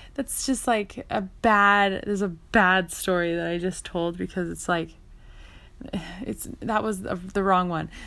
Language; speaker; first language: English; native; English